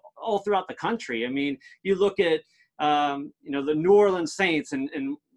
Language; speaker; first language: English; native; English